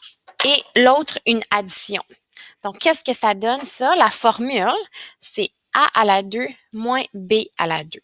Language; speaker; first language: French; native; French